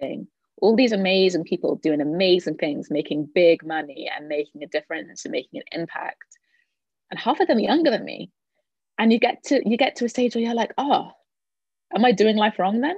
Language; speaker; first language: English; native; English